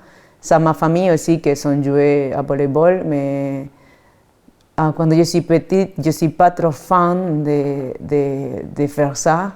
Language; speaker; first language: French; non-native, fluent; Spanish